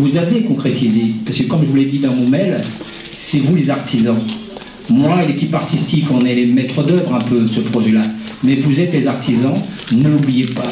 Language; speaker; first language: French; native; French